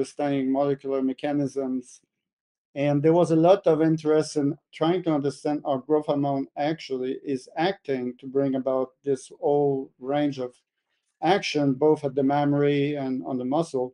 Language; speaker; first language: English; native; English